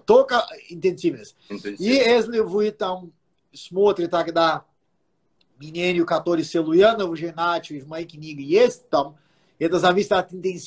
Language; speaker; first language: Russian; non-native, fluent; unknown